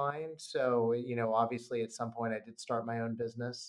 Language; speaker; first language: English; native; English